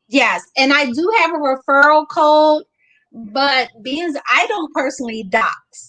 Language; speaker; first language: English; native; English